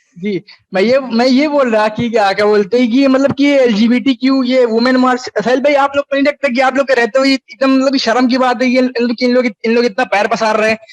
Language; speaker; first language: Urdu; native; Urdu